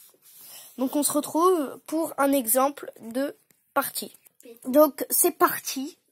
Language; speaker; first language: French; native; French